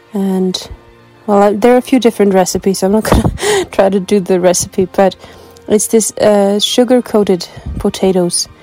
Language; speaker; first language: English; non-native, fluent; Icelandic